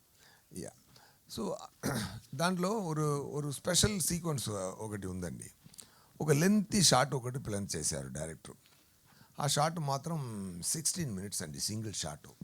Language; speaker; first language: Telugu; non-native, learner; Tamil